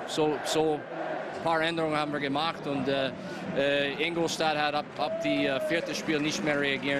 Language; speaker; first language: German; non-native, fluent; English